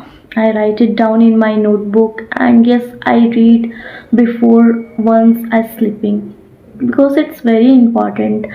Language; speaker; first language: English; non-native, learner; Odia